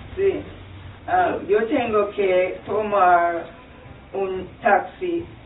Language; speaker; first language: Spanish; non-native, learner; English